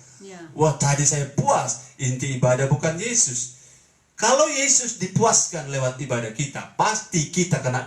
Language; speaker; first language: Indonesian; native; Indonesian